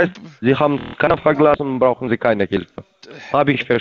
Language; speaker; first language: German; non-native, learner; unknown